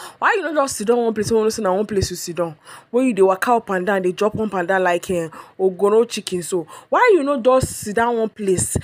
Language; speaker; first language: Nigerian Pidgin; non-native, local second language; Yoruba